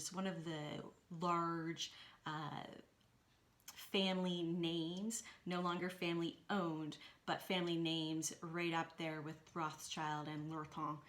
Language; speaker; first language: English; native; English